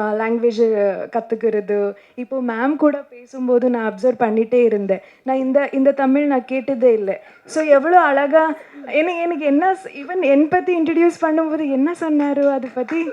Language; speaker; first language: Tamil; non-native, learner; Kannada